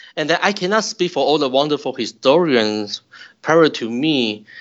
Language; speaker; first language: English; non-native, fluent; Chinese